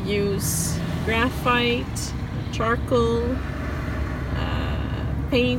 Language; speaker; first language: English; native; English